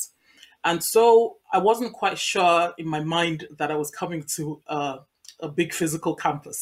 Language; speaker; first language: English; non-native, local second language; Yoruba